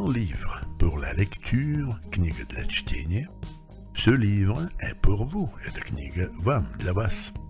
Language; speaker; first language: French; non-native, fluent; Russian